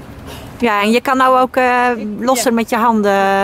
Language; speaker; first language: Dutch; native; Dutch